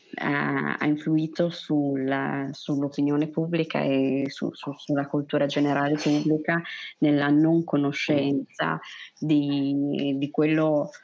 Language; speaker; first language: Italian; native; Italian